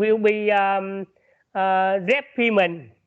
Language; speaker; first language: English; non-native, learner; Vietnamese